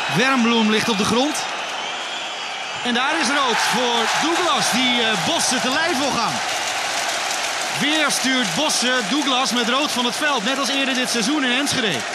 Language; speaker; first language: Dutch; native; Dutch